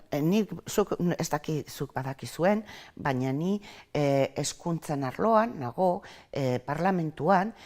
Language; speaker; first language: Basque; non-native, local second language; Spanish